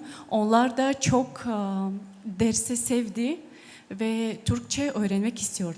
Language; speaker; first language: Turkish; non-native, learner; Tajik